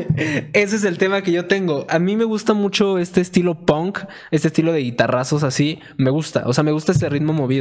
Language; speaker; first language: Spanish; native; Spanish